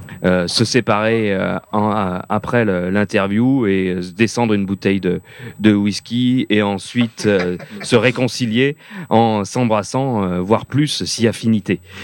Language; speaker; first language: French; native; French